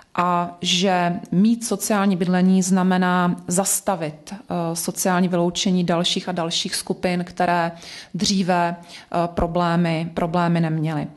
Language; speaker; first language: Czech; native; Czech